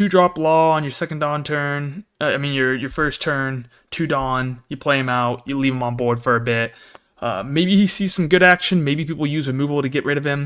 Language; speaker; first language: English; native; English